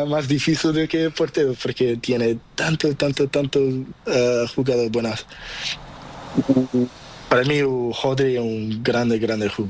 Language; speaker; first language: Spanish; non-native, learner; Portuguese